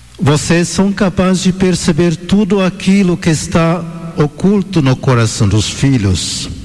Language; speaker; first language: Portuguese; non-native, fluent; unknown